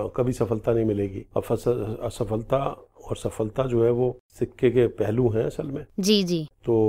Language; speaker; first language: Hindi; native; Hindi